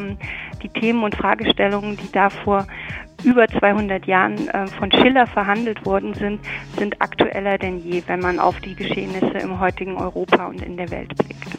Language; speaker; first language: German; native; German